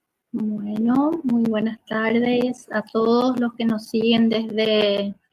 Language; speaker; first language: Spanish; native; Spanish